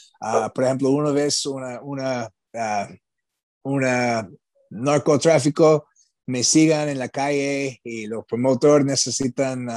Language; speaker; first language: Spanish; non-native, learner; English